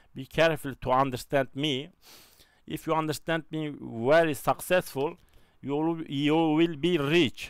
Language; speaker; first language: English; non-native, learner; Turkish